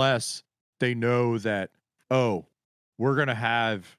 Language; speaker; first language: English; native; English